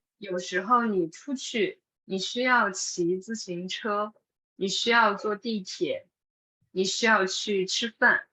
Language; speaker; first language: Chinese; non-native, fluent; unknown